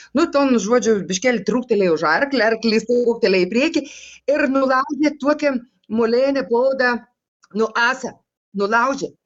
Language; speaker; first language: Lithuanian; native; Lithuanian